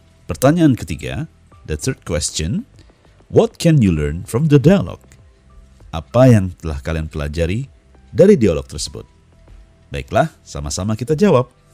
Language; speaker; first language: English; non-native, fluent; Indonesian